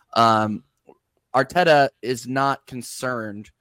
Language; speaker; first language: English; native; English